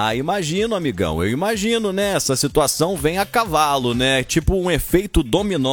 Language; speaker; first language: Portuguese; native; Portuguese